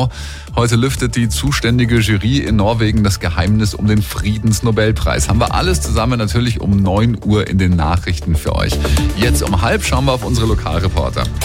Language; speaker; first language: German; native; German